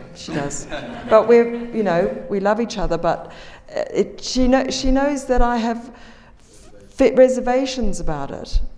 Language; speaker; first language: English; native; English